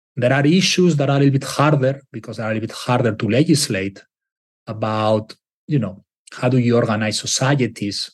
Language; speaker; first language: English; non-native, fluent; Spanish